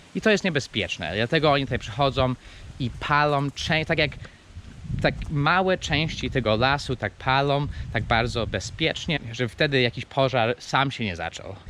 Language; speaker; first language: Polish; non-native, fluent; English